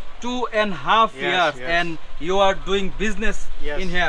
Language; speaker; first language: English; non-native, local second language; Bangla